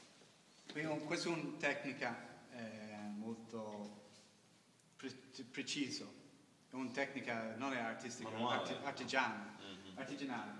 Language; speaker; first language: Italian; non-native, learner; English